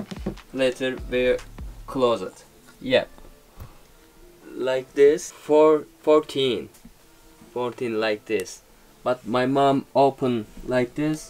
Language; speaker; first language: English; non-native, learner; Turkish